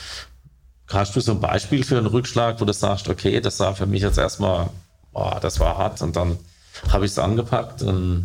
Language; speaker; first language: German; native; German